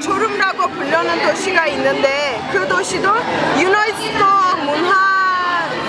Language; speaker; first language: Korean; non-native, fluent; Turkish